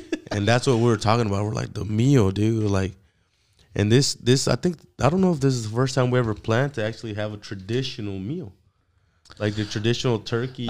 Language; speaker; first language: English; early bilingual, other home language; Spanish